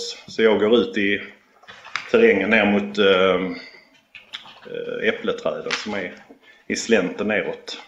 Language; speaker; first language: Swedish; native; Swedish